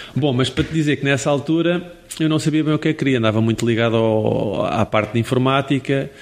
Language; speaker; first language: Portuguese; native; Portuguese